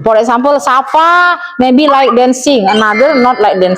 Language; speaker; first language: English; non-native, learner; Indonesian